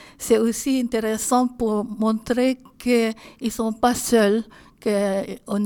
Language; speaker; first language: French; non-native, learner; Filipino